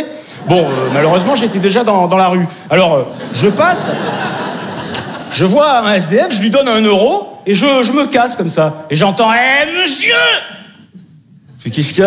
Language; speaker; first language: French; native; French